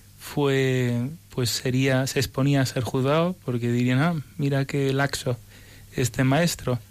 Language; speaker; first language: Spanish; early bilingual, other home language; English